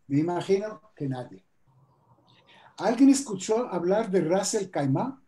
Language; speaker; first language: Spanish; non-native, fluent; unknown